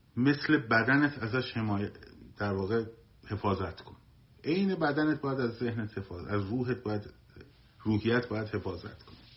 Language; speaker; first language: Persian; native; Persian